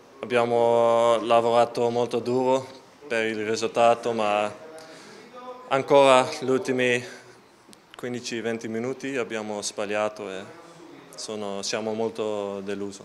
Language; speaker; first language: Italian; non-native, learner; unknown